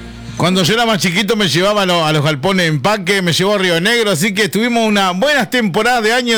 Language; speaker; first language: Spanish; native; Spanish